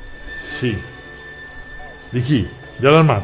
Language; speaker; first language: Italian; native; Italian